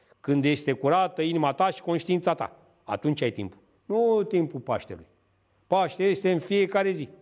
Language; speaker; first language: Romanian; native; Romanian